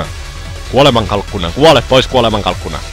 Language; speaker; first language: Finnish; native; Finnish